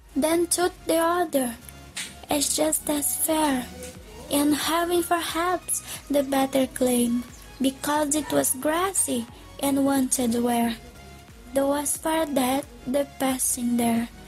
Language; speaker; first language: English; non-native, learner; Portuguese